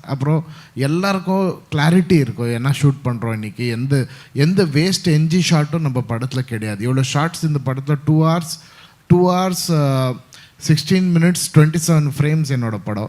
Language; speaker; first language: Tamil; non-native, local second language; Kannada